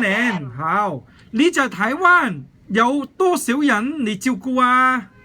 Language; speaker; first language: Chinese; non-native, local second language; Cantonese